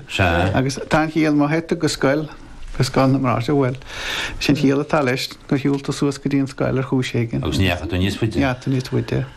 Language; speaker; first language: Irish; native; Irish